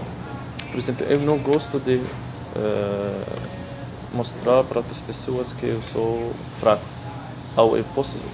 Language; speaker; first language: Portuguese; non-native, fluent; Arabic